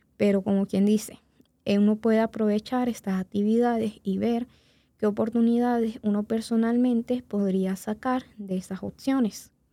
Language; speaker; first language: Spanish; native; Spanish